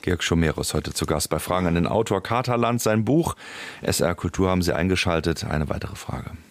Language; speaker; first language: German; native; German